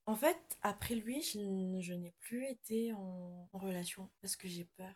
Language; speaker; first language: French; non-native, local second language; Malagasy